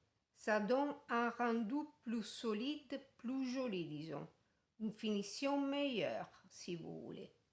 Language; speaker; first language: French; non-native, fluent; Italian